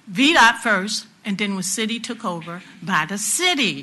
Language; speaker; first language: English; native; English